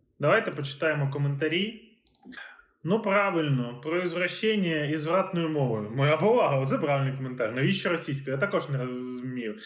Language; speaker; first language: Ukrainian; native; Ukrainian